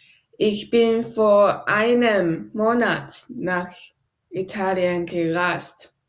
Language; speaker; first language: German; non-native, learner; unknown